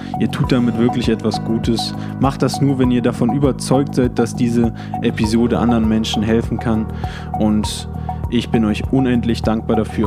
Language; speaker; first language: German; native; German